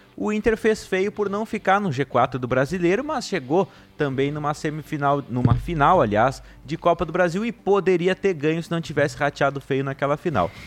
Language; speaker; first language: Portuguese; native; Portuguese